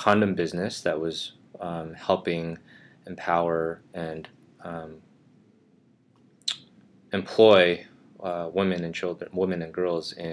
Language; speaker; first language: English; native; English